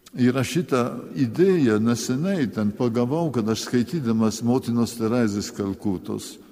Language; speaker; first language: Lithuanian; early bilingual, heritage; Lithuanian